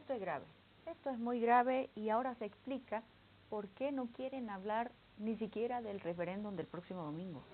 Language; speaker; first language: Spanish; native; Spanish